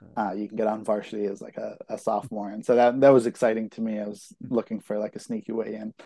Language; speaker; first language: English; native; English